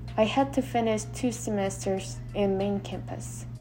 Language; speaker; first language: English; non-native, fluent; Korean